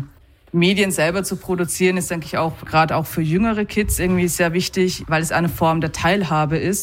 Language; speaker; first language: German; native; German